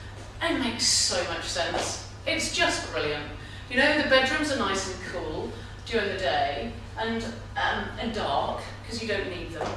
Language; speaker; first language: English; native; English